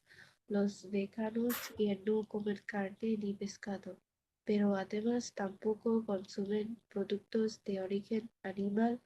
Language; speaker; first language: Spanish; non-native, learner; Bangla